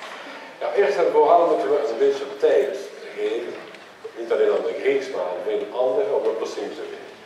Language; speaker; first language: Dutch; non-native, local second language; French